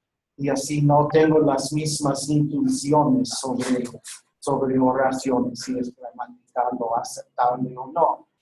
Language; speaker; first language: Spanish; non-native, fluent; English